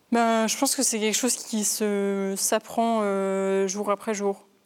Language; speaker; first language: French; native; French